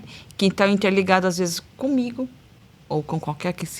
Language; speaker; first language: Portuguese; native; Portuguese